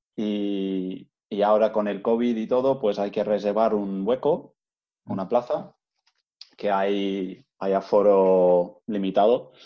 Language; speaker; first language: Spanish; non-native, fluent; English